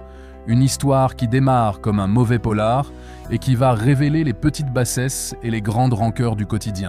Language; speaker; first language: French; native; French